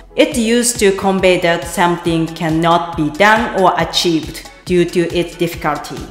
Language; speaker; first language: English; non-native, fluent; Japanese